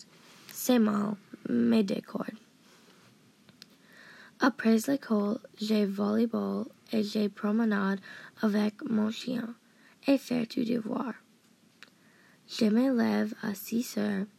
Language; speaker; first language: French; non-native, learner; English